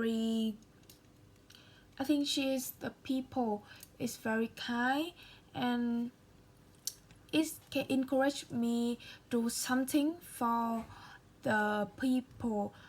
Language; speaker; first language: English; non-native, learner; Vietnamese